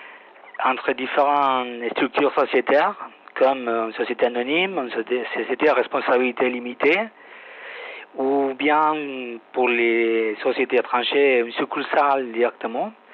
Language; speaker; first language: French; non-native, fluent; Spanish